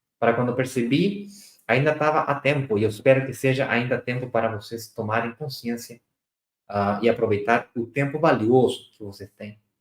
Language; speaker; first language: Portuguese; non-native, fluent; Spanish